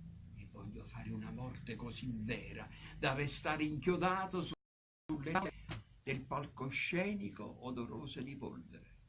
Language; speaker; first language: Italian; native; Italian